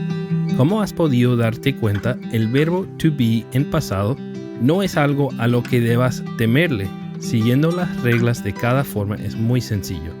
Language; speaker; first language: Spanish; non-native, fluent; English